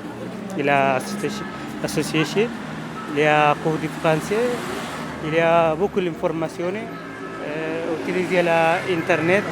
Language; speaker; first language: French; non-native, learner; Amharic